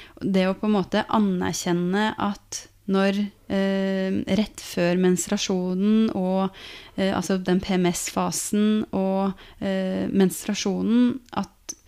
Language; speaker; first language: Norwegian; native; Norwegian